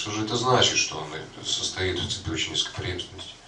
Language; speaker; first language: Russian; native; Russian